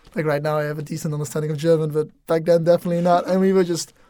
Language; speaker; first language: English; non-native, fluent; Dutch